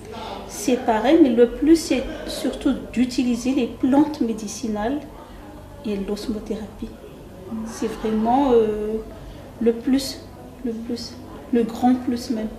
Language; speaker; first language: French; non-native, local second language; Malagasy